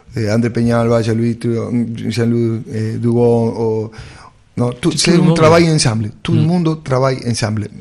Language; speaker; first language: French; non-native, fluent; Spanish